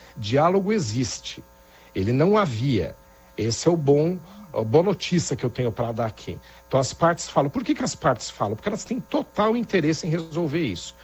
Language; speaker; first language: Portuguese; native; Portuguese